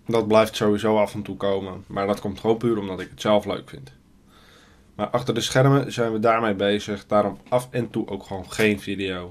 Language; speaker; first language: Dutch; native; Dutch